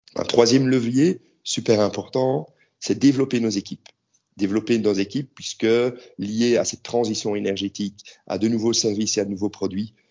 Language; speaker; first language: French; native; French